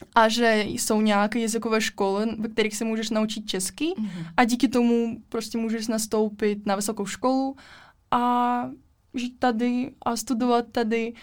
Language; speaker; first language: Czech; non-native, fluent; Russian